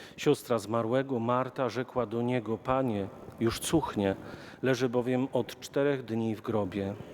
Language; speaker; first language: Polish; native; Polish